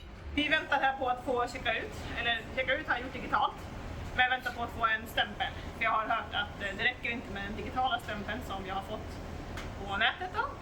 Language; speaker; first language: Swedish; native; Swedish